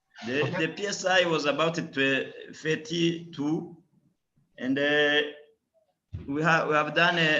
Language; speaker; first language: English; non-native, learner; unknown